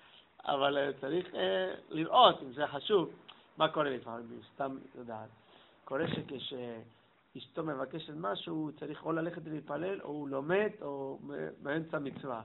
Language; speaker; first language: Hebrew; non-native, fluent; English